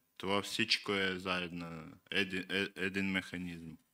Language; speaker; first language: Bulgarian; non-native, learner; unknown